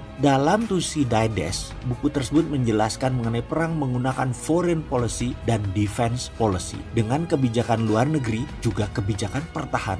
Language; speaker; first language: Indonesian; native; Indonesian